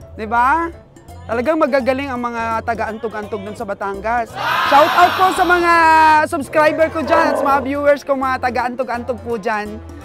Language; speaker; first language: Filipino; non-native, local second language; Aklanon